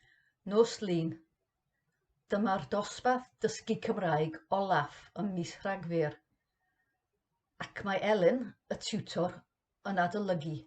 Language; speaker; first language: Welsh; non-native, learner; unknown